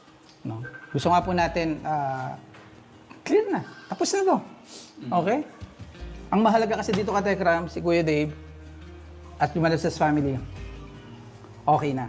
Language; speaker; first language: Filipino; native; Filipino